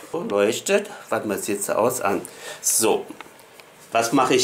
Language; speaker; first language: German; native; German